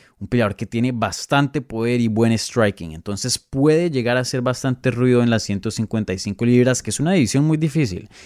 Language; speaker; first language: Spanish; native; Spanish